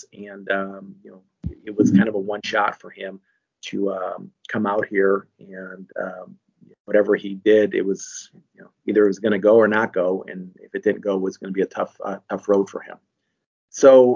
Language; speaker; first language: English; native; English